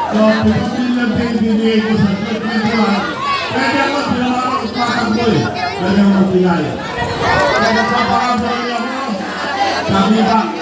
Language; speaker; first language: Filipino; non-native, local second language; Iloko